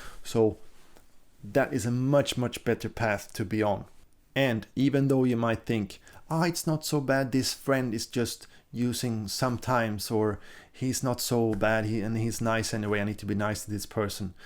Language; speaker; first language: English; non-native, fluent; Swedish